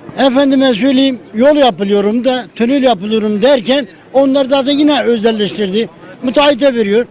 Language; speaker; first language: Turkish; non-native, local second language; Kurdish